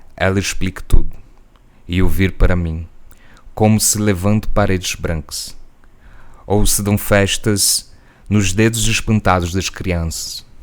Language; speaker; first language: Portuguese; native; Portuguese